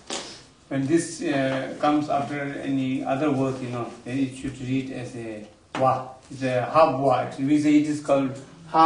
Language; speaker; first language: English; non-native, learner; Tibetan